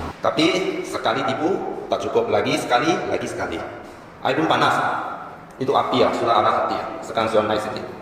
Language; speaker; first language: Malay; non-native, local second language; Chinese